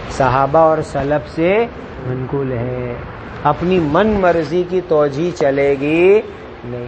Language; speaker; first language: Urdu; non-native, local second language; Gujarati